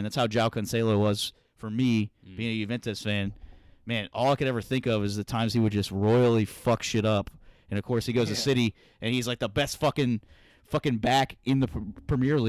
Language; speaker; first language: English; native; English